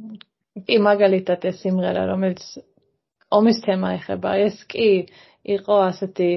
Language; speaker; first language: Georgian; early bilingual, heritage; Georgian